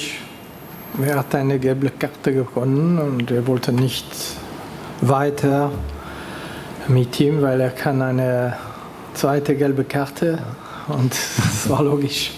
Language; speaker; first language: German; non-native, local second language; French